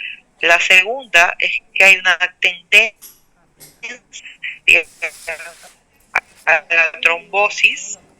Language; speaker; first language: Spanish; native; Spanish